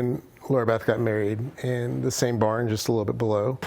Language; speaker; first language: English; native; English